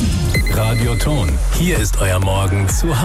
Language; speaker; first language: German; native; German